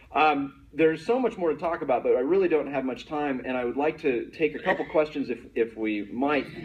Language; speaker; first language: English; native; English